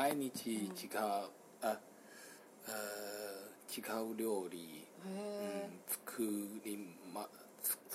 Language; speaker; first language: Japanese; non-native, learner; Chinese